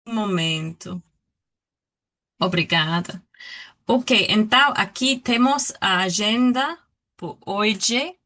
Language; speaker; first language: Portuguese; non-native, learner; English